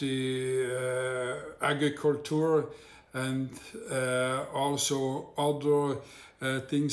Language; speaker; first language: English; non-native, learner; Italian